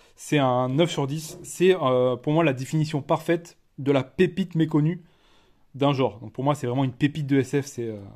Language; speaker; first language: French; native; French